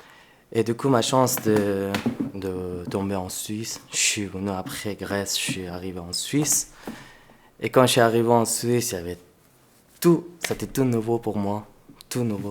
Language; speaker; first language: French; non-native, fluent; Persian